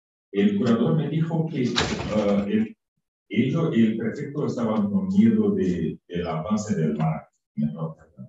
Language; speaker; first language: Spanish; non-native, fluent; Portuguese